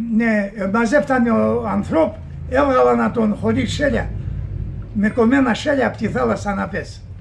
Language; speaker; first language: Greek; early bilingual, heritage; Greek